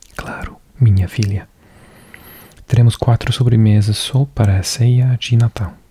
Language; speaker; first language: Portuguese; non-native, learner; English